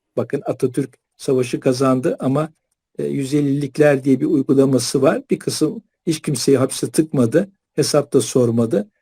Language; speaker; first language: Turkish; native; Turkish